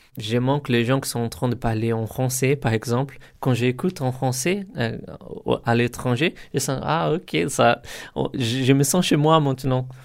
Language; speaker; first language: French; non-native, learner; Portuguese